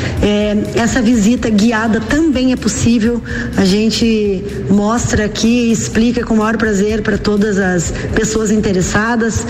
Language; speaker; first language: Portuguese; native; Portuguese